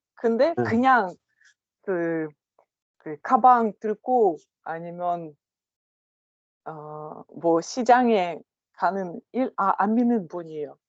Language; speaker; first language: Korean; non-native, learner; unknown